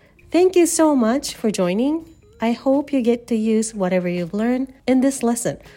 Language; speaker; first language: English; non-native, fluent; Japanese